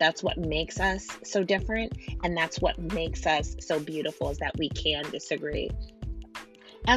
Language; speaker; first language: English; native; English